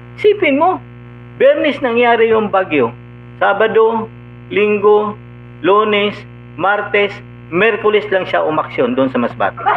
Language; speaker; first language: Filipino; non-native, local second language; Cebuano